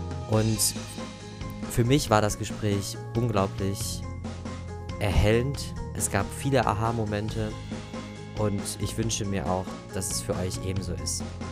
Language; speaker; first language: German; native; German